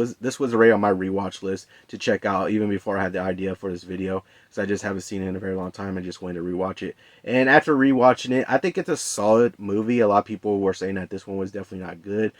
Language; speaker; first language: English; native; English